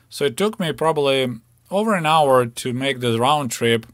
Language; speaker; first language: English; non-native, fluent; Ukrainian